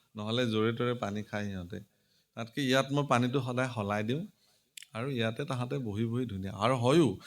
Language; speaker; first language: Assamese; native; Assamese